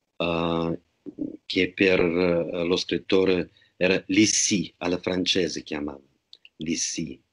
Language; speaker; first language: Italian; non-native, fluent; Russian